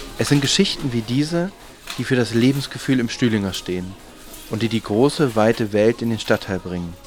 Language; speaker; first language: German; native; German